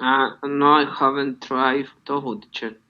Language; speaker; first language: English; non-native, learner; Spanish